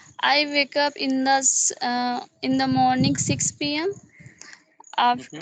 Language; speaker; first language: English; non-native, learner; Hindi